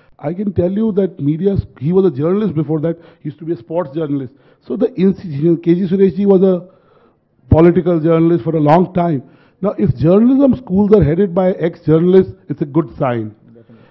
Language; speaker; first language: English; non-native, local second language; Hindi